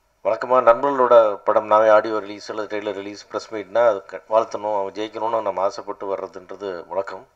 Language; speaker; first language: Tamil; native; Tamil